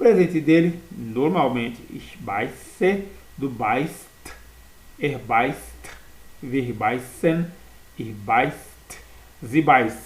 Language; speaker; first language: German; non-native, learner; Portuguese